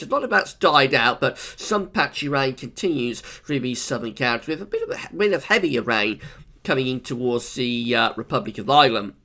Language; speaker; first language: English; native; English